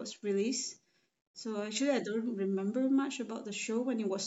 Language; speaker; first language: English; non-native, local second language; Chinese